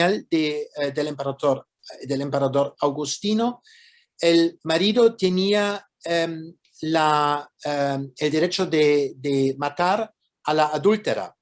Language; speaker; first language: Spanish; non-native, fluent; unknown